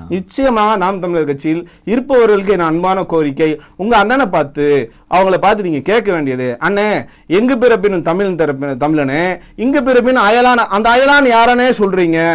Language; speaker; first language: Tamil; non-native, local second language; Telugu